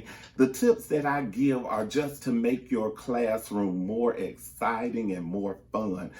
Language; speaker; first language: English; native; English